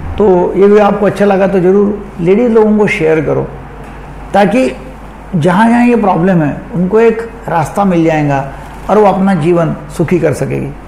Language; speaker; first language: Hindi; non-native, local second language; Marathi